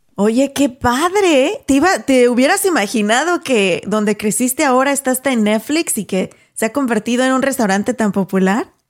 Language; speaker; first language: Spanish; native; Spanish